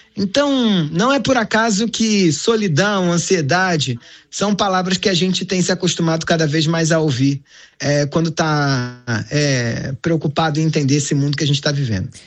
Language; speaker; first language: Portuguese; native; Portuguese